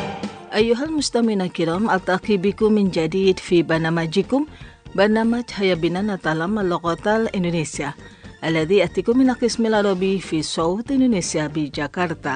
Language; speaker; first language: Arabic; non-native, fluent; Indonesian